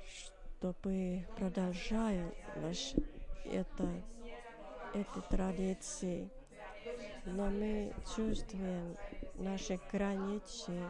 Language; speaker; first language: Russian; non-native, learner; Finnish